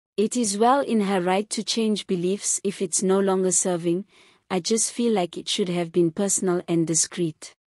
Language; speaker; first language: English; non-native, local second language; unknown